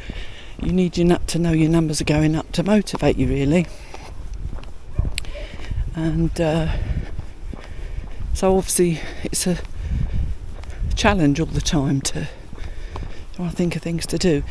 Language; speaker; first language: English; native; English